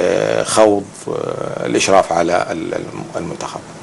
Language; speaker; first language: Arabic; native; Arabic